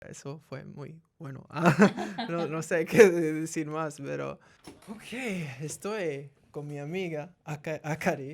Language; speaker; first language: Spanish; early bilingual, heritage; English